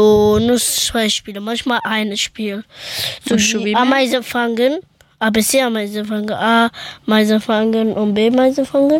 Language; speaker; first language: German; early bilingual, other home language; Persian